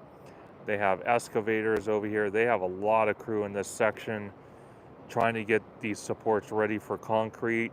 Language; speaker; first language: English; native; English